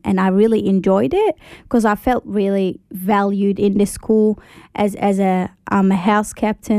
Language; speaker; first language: English; early bilingual, other home language; Arabic